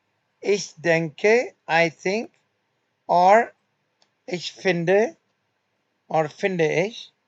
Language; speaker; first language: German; non-native, learner; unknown